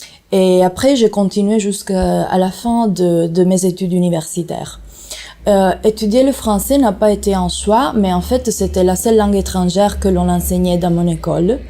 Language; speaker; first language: French; non-native, fluent; Italian